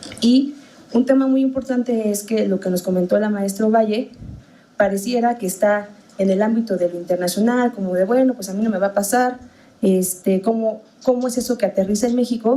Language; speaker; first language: Spanish; native; Spanish